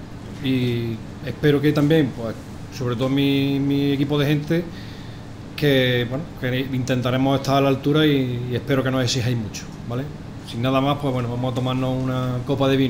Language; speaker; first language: Spanish; native; Spanish